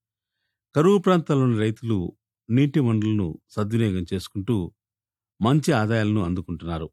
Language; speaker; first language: Telugu; native; Telugu